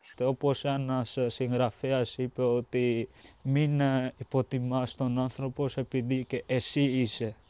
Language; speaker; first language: Greek; non-native, fluent; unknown